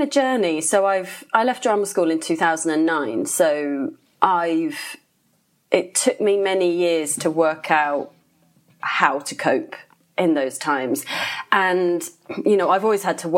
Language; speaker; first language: English; native; English